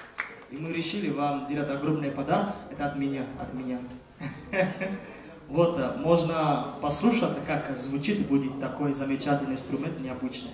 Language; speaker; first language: Russian; non-native, fluent; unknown